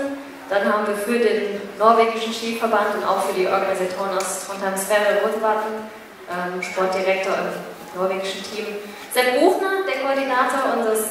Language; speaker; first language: German; native; German